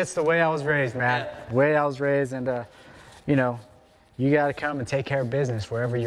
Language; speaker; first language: English; native; English